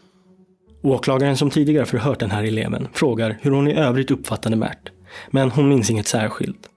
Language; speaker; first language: Swedish; native; Swedish